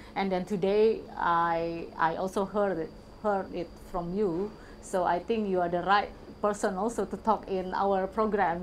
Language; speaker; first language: English; non-native, fluent; Indonesian